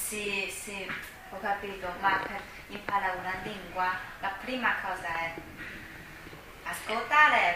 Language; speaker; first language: Italian; non-native, learner; Chinese